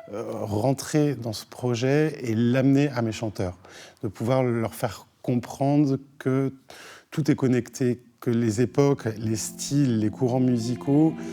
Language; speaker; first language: French; native; French